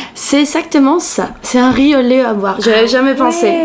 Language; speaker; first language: French; non-native, fluent; Spanish